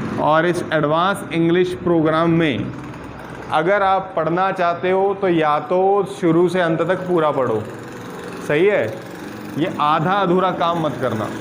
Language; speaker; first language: Hindi; non-native, local second language; Punjabi